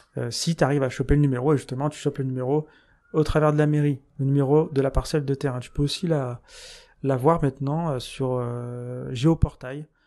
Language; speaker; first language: French; native; French